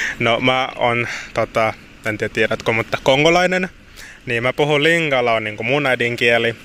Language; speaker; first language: Finnish; early bilingual, other home language; Lingala